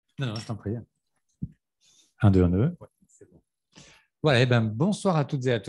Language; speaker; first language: French; native; French